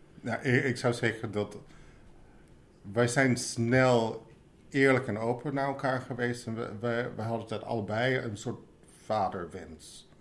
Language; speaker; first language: Dutch; non-native, fluent; English